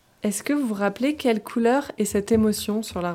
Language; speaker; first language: French; native; French